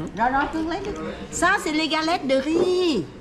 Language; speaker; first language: French; non-native, learner; Vietnamese